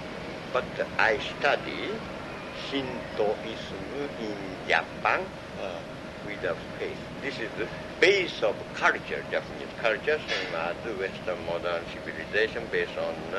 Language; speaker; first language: English; non-native, learner; Japanese